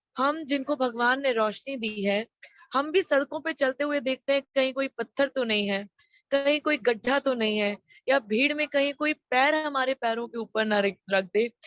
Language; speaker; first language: Hindi; native; Hindi